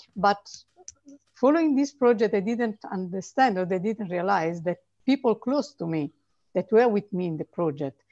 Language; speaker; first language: English; non-native, fluent; Italian